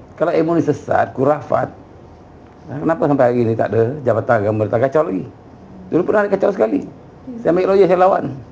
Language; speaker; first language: Malay; native; Malay